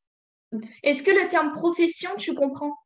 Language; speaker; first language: French; native; French